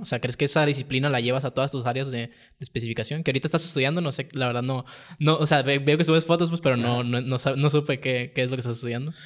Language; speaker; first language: Spanish; native; Spanish